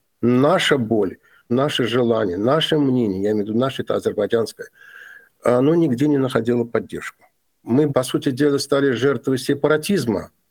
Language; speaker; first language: Russian; non-native, local second language; Azerbaijani